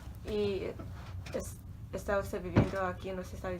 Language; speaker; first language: Spanish; non-native, learner; English